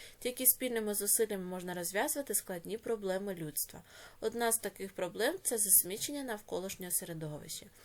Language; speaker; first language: Ukrainian; native; Ukrainian